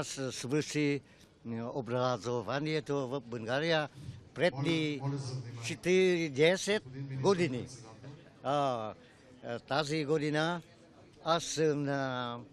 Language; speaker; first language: Bulgarian; non-native, learner; Vietnamese